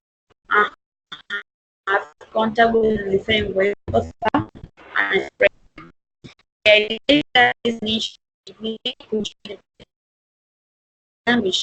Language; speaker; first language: English; non-native, learner; Spanish